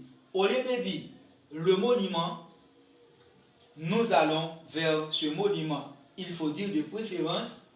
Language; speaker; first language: French; non-native, local second language; Haitian Creole